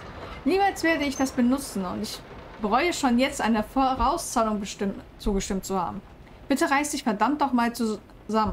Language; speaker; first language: German; native; German